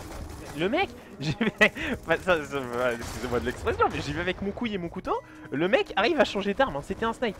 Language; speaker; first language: French; native; French